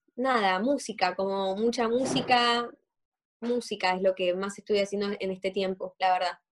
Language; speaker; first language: Spanish; native; Spanish